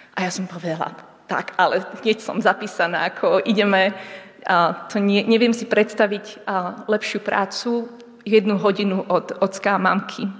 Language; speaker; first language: Slovak; native; Slovak